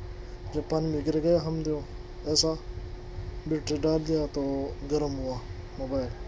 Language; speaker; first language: Hindi; non-native, local second language; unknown